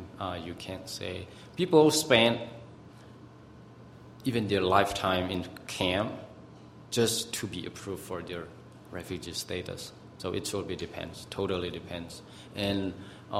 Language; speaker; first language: English; non-native, fluent; Burmese